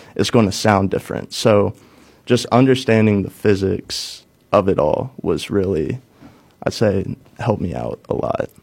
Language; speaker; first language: English; native; English